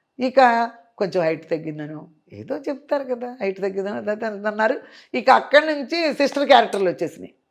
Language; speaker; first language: Telugu; native; Telugu